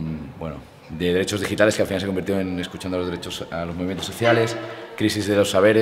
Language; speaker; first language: Spanish; native; Spanish